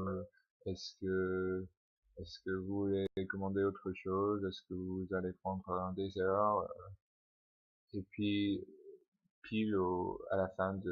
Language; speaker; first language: French; non-native, fluent; English